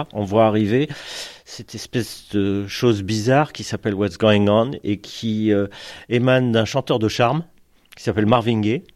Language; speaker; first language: French; native; French